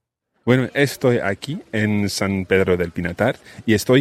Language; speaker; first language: Spanish; non-native, fluent; English